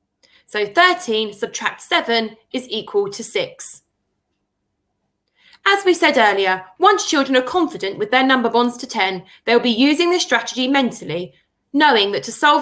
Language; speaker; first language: English; native; English